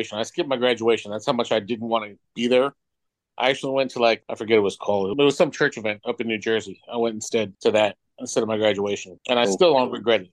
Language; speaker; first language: English; native; English